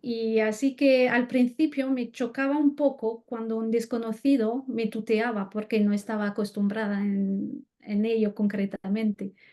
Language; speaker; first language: Spanish; non-native, fluent; French